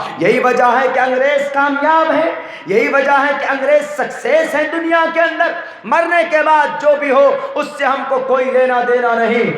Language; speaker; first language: Urdu; native; Urdu